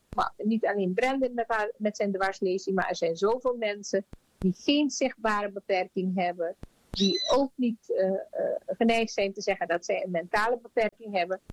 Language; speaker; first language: Dutch; native; Dutch